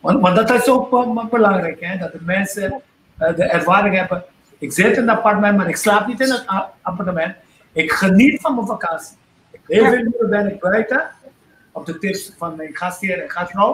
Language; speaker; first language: Dutch; non-native, local second language; Papiamento